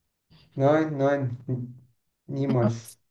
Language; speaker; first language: German; non-native, learner; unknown